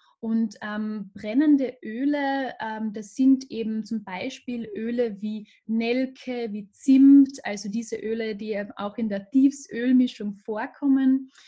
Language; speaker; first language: German; native; German